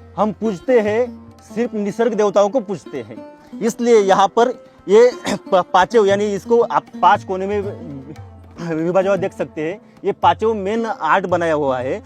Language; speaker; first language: Hindi; non-native, local second language; Kukna